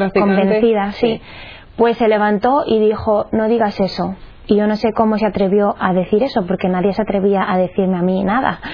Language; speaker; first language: Spanish; native; Spanish